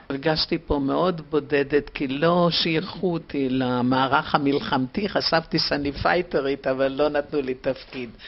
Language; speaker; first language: Hebrew; early bilingual, other home language; German